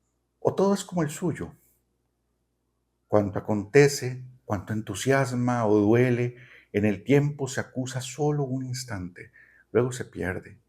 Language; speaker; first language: Spanish; native; Spanish